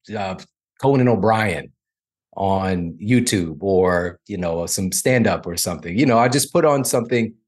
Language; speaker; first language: English; native; English